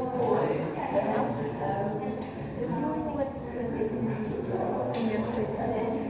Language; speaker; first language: English; non-native, learner; Indonesian